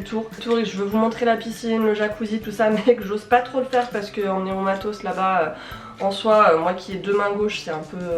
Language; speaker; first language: French; native; French